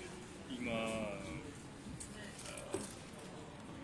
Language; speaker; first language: Japanese; non-native, learner; French